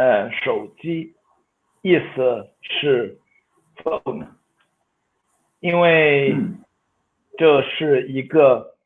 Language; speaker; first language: Chinese; non-native, fluent; Swedish